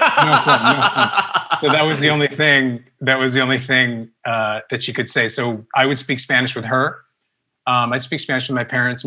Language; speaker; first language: English; early bilingual, other home language; Spanish